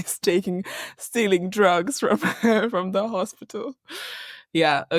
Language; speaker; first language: English; native; English